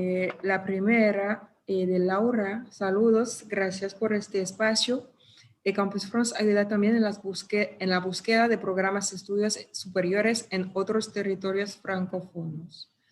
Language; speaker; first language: Spanish; non-native, fluent; French